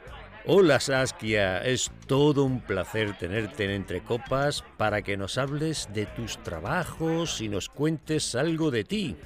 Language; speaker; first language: Spanish; native; Spanish